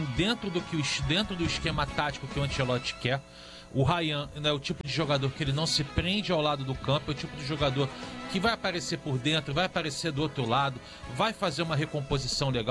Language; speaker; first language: Portuguese; native; Portuguese